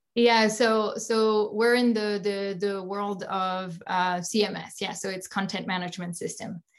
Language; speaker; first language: English; non-native, fluent; French